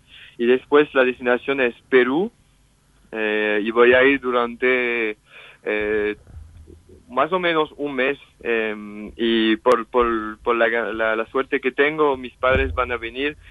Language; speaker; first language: Spanish; non-native, fluent; French